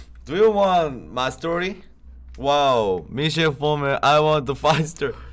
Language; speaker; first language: English; non-native, learner; Korean